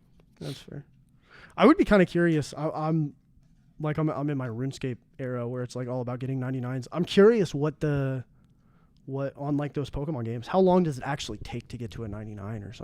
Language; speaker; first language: English; native; English